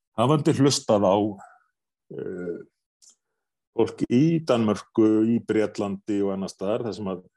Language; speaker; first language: Icelandic; native; Icelandic